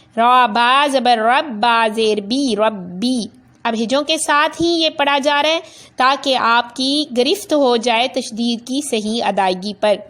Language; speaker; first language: Urdu; non-native, local second language; Punjabi